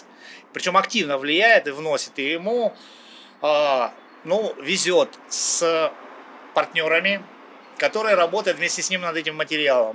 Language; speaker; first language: Russian; native; Russian